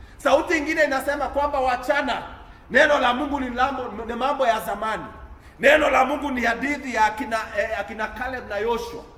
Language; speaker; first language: Swahili; non-native, local second language; Kalenjin